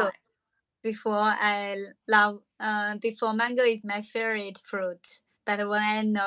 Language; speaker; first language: English; non-native, learner; Chinese